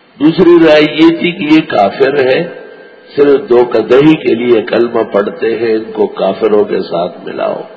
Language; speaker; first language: Urdu; non-native, local second language; Pashto